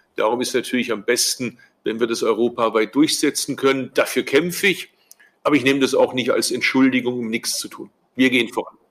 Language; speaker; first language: German; early bilingual, other home language; Turkish